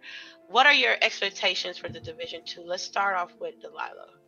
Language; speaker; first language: English; native; English